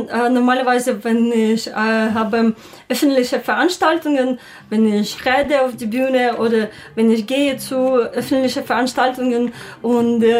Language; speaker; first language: German; non-native, learner; Ukrainian